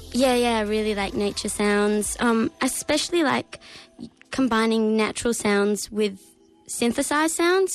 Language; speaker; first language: English; native; English